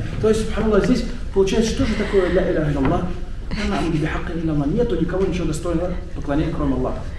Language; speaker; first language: Russian; non-native, local second language; Tatar